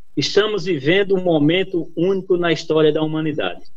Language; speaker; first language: Portuguese; native; Portuguese